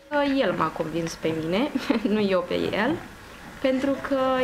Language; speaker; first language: Romanian; non-native, learner; Italian